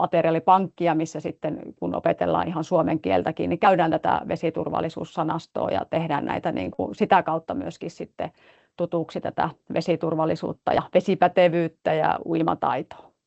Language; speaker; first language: Finnish; native; Finnish